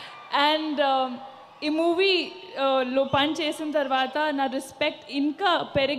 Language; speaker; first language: Telugu; non-native, fluent; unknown